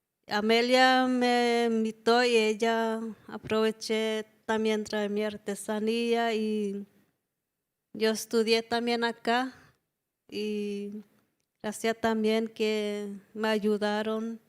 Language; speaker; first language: Spanish; non-native, local second language; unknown